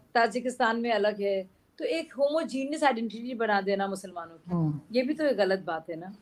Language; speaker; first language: Hindi; native; Hindi